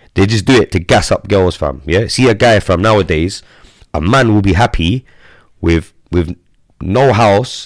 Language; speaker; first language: English; native; English